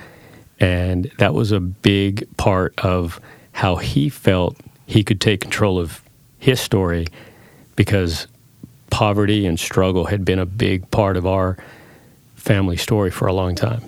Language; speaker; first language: English; early bilingual, other home language; Spanish